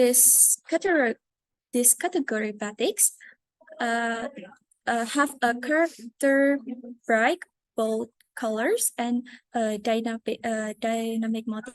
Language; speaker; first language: English; non-native, learner; Indonesian